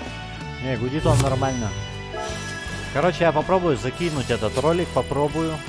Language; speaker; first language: Russian; native; Russian